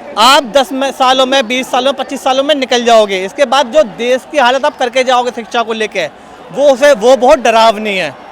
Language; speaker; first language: Hindi; native; Hindi